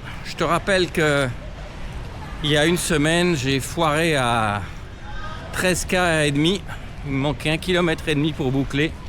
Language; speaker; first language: French; native; French